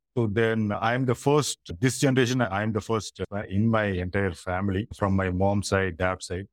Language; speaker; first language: English; non-native, local second language; Tamil